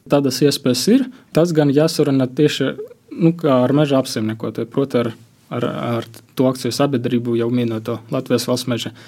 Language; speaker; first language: Latvian; non-native, local second language; Russian